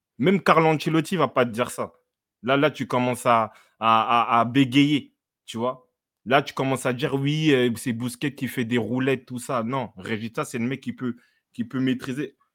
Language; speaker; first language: French; native; French